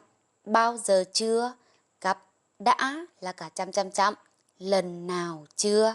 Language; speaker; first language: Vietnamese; non-native, fluent; Lao